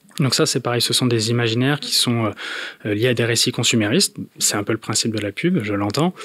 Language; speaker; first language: French; native; French